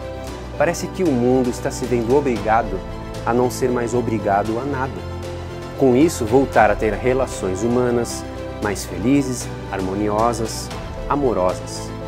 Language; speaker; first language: Portuguese; native; Portuguese